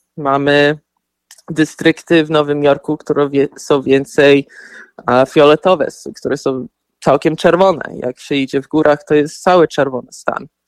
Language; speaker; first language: Polish; early bilingual, heritage; Polish